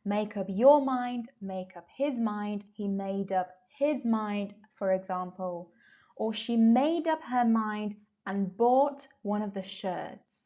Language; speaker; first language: English; non-native, fluent; Persian